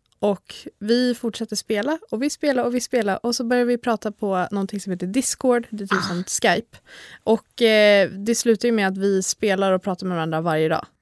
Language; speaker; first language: Swedish; native; Swedish